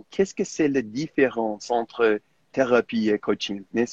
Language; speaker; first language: French; non-native, fluent; English